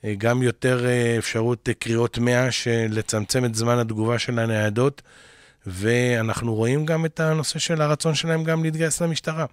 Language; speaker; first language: Hebrew; native; Hebrew